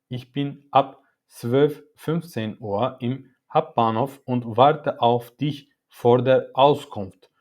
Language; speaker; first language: German; non-native, learner; Turkish